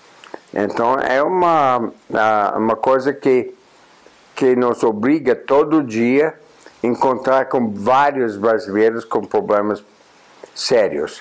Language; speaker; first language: Portuguese; non-native, fluent; English